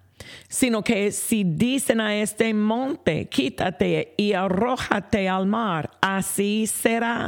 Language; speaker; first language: Spanish; non-native, fluent; English